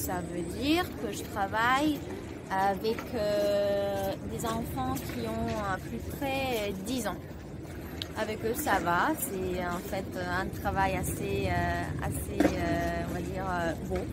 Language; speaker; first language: French; non-native, fluent; Spanish